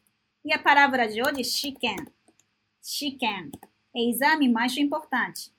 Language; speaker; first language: Portuguese; non-native, fluent; Japanese